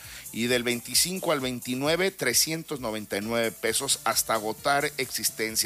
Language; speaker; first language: Spanish; native; Spanish